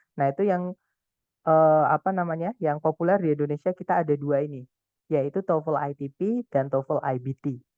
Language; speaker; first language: Indonesian; non-native, local second language; Javanese